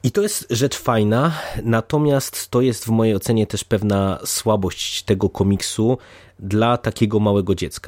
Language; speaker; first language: Polish; native; Polish